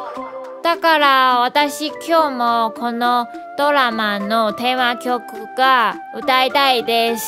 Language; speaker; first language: Japanese; non-native, learner; Chinese